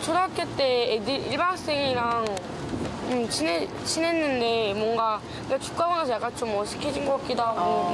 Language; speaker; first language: Korean; early bilingual, other home language; Russian